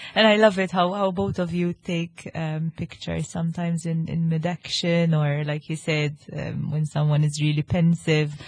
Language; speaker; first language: English; non-native, local second language; Maltese